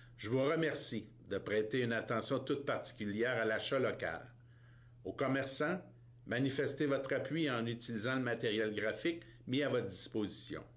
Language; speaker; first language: French; native; French